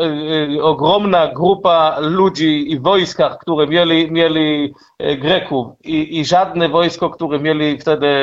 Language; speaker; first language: Polish; non-native, learner; Hebrew